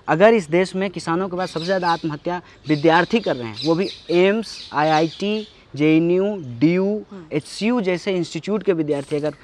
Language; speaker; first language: Hindi; native; Hindi